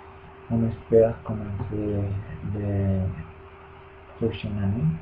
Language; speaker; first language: French; non-native, learner; Spanish